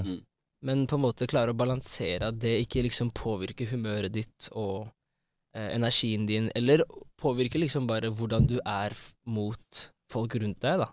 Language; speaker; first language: Norwegian; early bilingual, other home language; Amharic